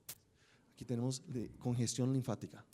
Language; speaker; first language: Spanish; native; Spanish